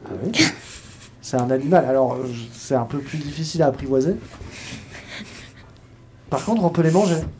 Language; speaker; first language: French; native; French